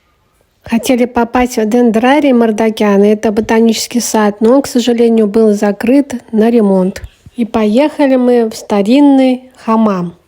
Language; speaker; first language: Russian; native; Russian